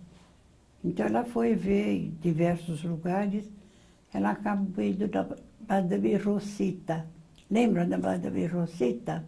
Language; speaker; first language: Portuguese; early bilingual, other home language; Arabic